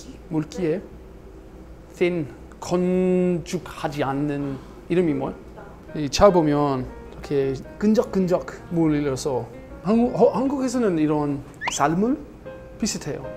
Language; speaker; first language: Korean; non-native, learner; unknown